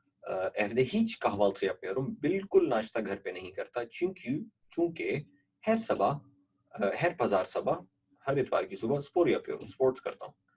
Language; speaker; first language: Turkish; non-native, fluent; Urdu